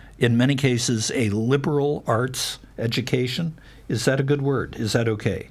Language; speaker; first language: English; native; English